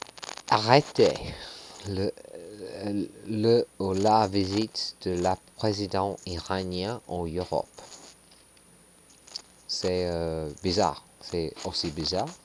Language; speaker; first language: French; non-native, learner; English